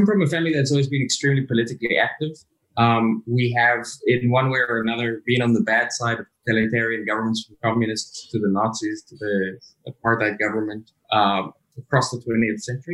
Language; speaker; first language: English; native; English